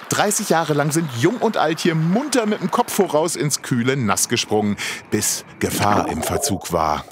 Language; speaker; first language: German; native; German